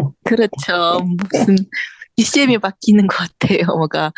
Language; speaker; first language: Korean; non-native, fluent; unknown